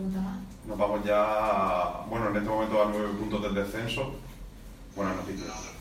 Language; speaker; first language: Portuguese; non-native, learner; Spanish